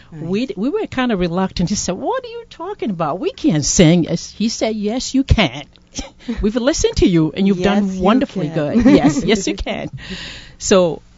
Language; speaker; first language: English; non-native, local second language; Akan